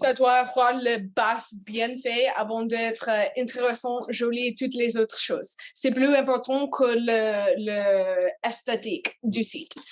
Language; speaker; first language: French; non-native, learner; English